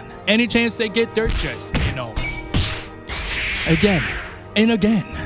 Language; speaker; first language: English; native; English